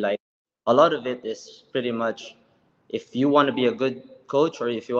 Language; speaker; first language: English; non-native, local second language; Filipino